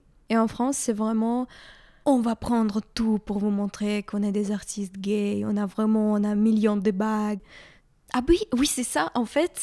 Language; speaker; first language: French; non-native, fluent; Ukrainian